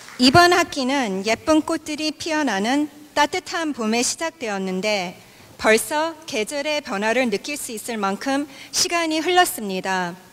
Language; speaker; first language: Korean; native; Korean